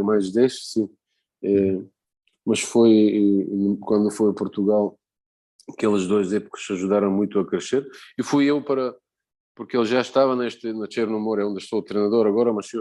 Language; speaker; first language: Portuguese; non-native, fluent; Bulgarian